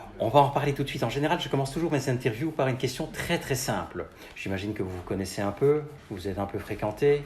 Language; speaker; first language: French; native; French